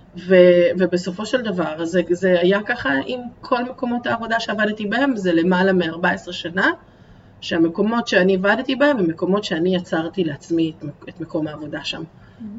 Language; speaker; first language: Hebrew; early bilingual, other home language; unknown